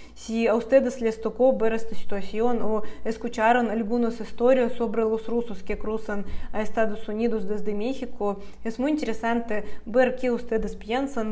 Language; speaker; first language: Spanish; non-native, fluent; Russian